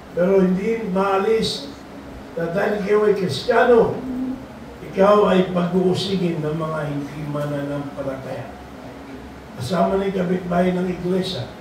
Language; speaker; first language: Filipino; native; Filipino